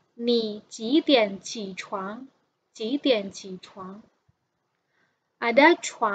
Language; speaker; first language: Chinese; non-native, fluent; Indonesian